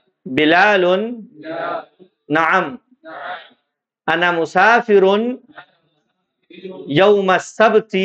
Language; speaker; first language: Arabic; non-native, fluent; Urdu